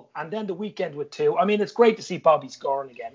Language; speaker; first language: English; native; English